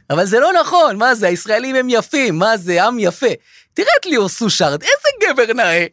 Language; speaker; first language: Hebrew; native; Hebrew